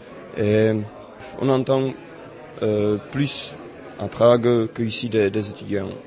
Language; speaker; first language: French; non-native, fluent; Czech